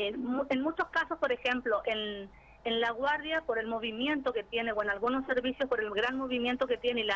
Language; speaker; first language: Spanish; native; Spanish